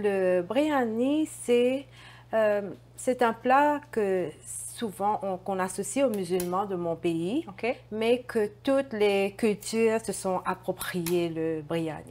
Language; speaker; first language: French; non-native, local second language; Morisyen